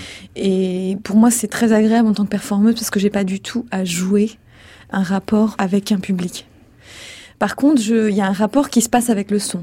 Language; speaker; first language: French; native; French